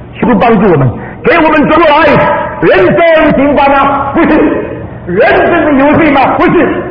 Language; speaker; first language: Chinese; early bilingual, heritage; Chinese